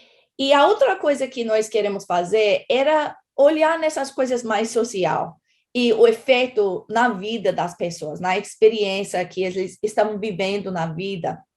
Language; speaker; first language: Portuguese; non-native, fluent; English